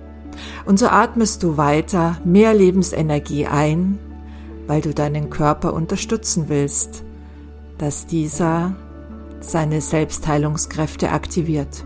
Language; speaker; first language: German; native; German